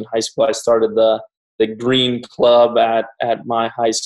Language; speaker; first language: English; native; English